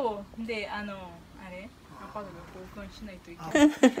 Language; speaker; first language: Japanese; non-native, learner; Portuguese